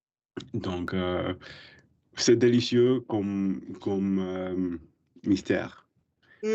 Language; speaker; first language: French; non-native, learner; English